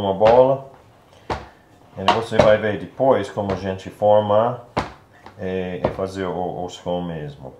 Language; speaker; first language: Portuguese; non-native, learner; English